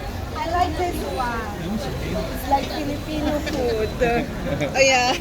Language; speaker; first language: English; non-native, learner; Filipino